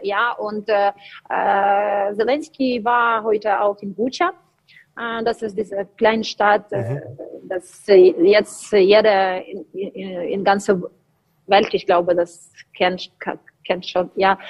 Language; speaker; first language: German; non-native, learner; Ukrainian